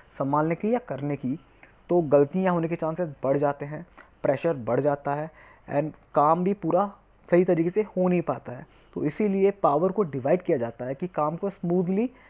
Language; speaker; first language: Hindi; native; Hindi